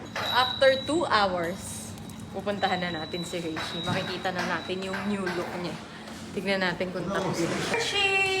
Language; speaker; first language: Filipino; native; Filipino